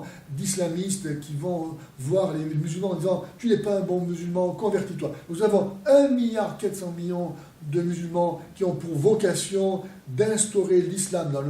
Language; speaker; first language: French; native; French